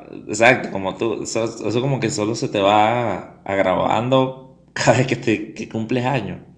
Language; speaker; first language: Spanish; native; Spanish